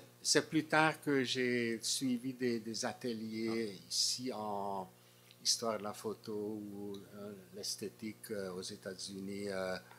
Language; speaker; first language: French; non-native, fluent; Hungarian